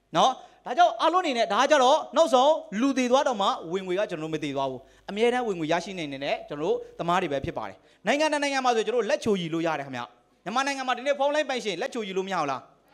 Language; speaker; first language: Burmese; native; Burmese